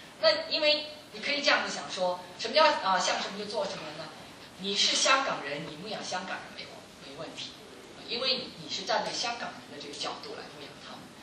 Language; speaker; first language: Chinese; non-native, local second language; Cantonese